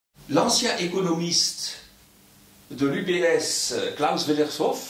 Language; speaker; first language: French; native; French